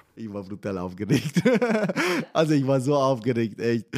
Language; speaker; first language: German; early bilingual, other home language; Arabic